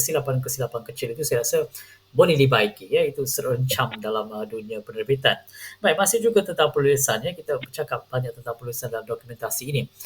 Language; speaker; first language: Malay; non-native, local second language; Tamil